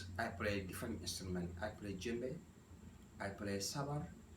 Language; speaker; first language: English; non-native, learner; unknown